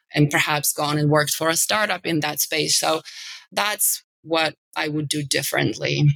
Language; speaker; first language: English; non-native, fluent; Bulgarian